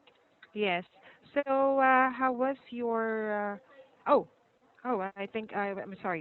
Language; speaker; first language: English; non-native, fluent; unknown